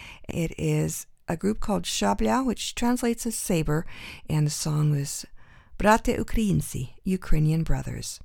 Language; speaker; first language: English; early bilingual, other home language; Ukrainian